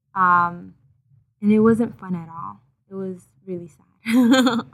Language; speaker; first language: English; early bilingual, other home language; Haitian Creole